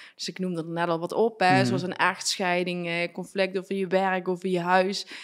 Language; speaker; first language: Dutch; native; Dutch